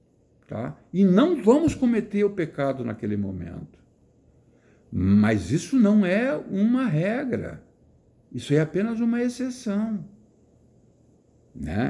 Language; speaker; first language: Portuguese; native; Portuguese